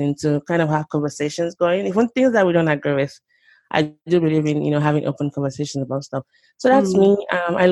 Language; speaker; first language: English; non-native, local second language; Yoruba